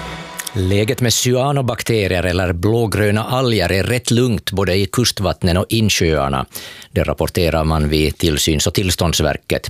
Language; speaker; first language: Swedish; native; Swedish